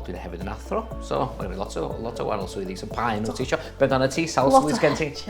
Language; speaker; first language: Welsh; non-native, local second language; English